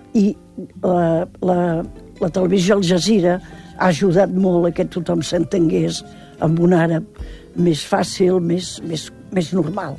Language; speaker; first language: Catalan; native; Catalan